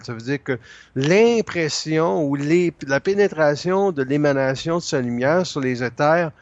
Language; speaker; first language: French; native; French